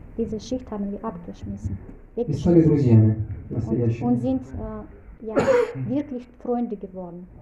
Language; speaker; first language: German; non-native, fluent; Russian